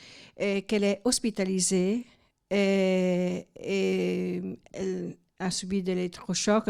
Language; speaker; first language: French; non-native, fluent; Italian